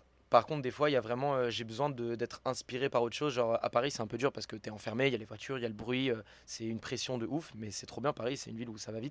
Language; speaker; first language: French; native; French